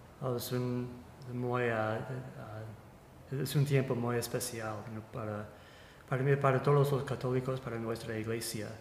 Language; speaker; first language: Spanish; non-native, fluent; English